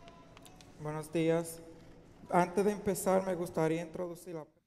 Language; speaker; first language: Spanish; non-native, learner; English